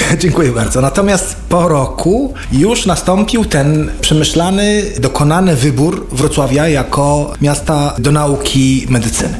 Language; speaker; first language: Polish; non-native, fluent; Arabic